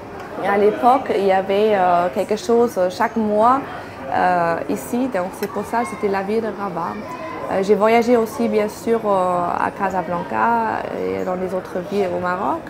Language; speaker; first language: French; non-native, fluent; German